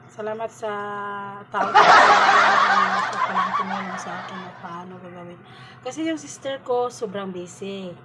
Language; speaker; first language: Filipino; non-native, local second language; Cebuano